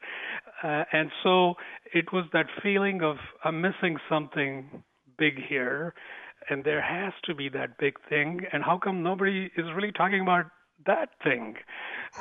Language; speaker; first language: English; non-native, local second language; Tamil